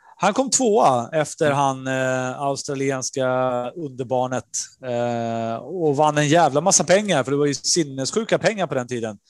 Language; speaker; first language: Swedish; early bilingual, other home language; Spanish